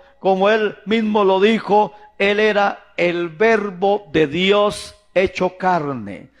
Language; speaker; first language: Spanish; native; Spanish